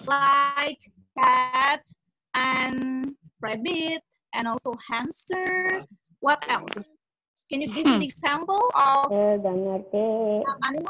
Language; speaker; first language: English; non-native, fluent; Indonesian